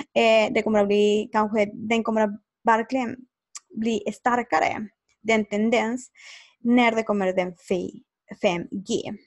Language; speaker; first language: Swedish; non-native, learner; Spanish